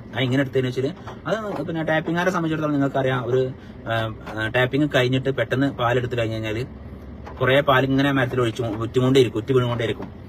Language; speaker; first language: Malayalam; native; Malayalam